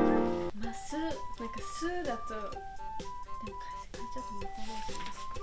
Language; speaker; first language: Japanese; native; Japanese